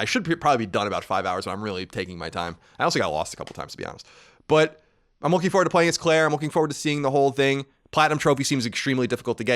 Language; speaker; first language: English; native; English